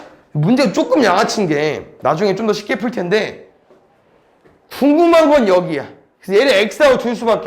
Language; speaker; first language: Korean; native; Korean